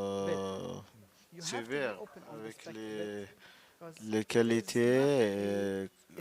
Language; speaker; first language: French; non-native, learner; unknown